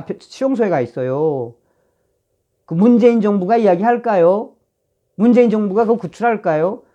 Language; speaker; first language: Korean; native; Korean